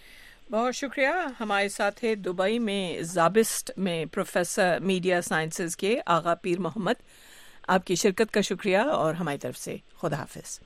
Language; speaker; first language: Urdu; native; Urdu